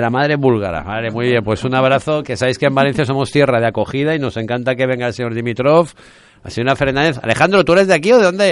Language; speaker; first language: Spanish; native; Spanish